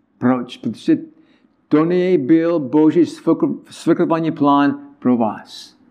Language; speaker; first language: Czech; non-native, learner; English